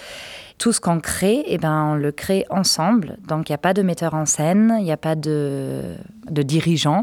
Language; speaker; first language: French; non-native, fluent; German